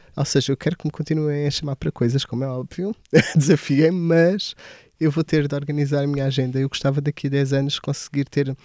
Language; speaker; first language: Portuguese; native; Portuguese